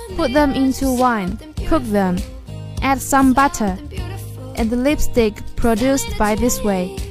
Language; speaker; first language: English; non-native, fluent; Chinese